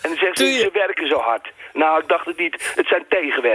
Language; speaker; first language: Dutch; native; Dutch